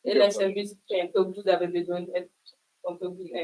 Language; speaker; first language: French; non-native, learner; English